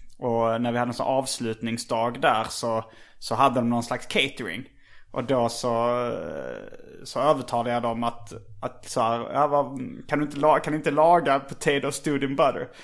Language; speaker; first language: Swedish; native; Swedish